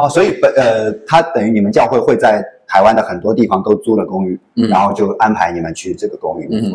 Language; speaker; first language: Chinese; early bilingual, heritage; Chinese